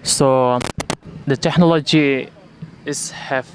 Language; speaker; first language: English; non-native, learner; Indonesian